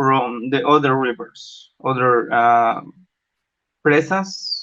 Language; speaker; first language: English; non-native, learner; Spanish